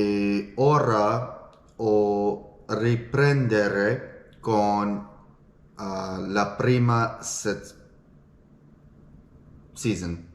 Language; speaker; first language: Italian; non-native, learner; English